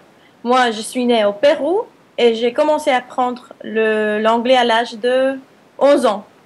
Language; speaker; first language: French; non-native, fluent; Spanish